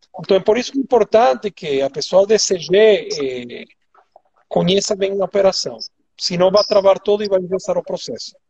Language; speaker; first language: Portuguese; non-native, fluent; Spanish